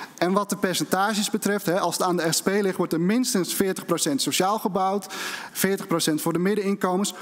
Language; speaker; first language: Dutch; native; Dutch